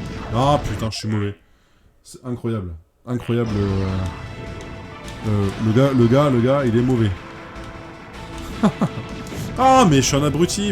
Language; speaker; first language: French; native; French